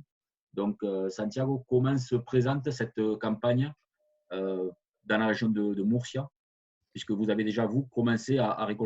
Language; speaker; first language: French; native; French